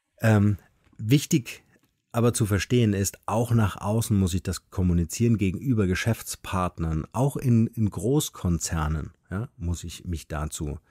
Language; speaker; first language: German; native; German